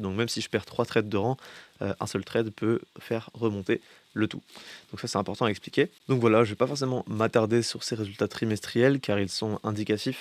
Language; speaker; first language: French; native; French